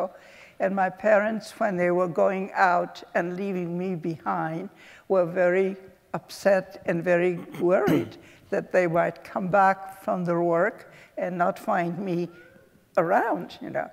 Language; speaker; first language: English; early bilingual, other home language; Polish